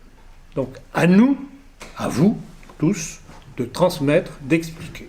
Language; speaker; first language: French; native; French